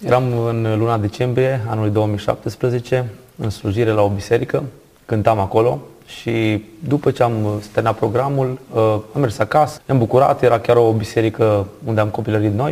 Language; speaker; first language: Romanian; native; Romanian